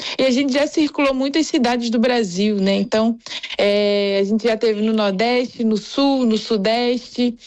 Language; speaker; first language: Portuguese; native; Portuguese